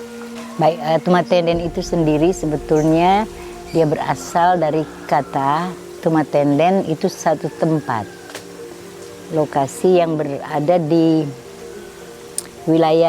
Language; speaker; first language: Indonesian; native; Indonesian